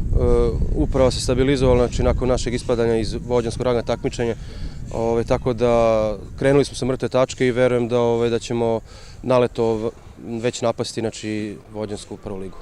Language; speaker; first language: Serbian; native; Serbian